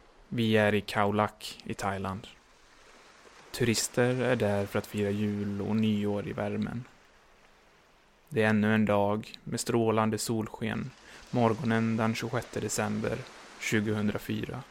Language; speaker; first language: Swedish; native; Swedish